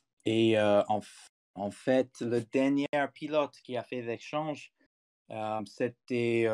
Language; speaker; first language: French; non-native, fluent; English